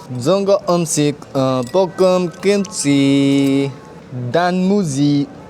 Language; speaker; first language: Korean; non-native, fluent; Mongolian